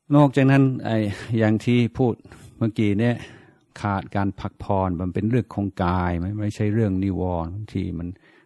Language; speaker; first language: Thai; non-native, fluent; English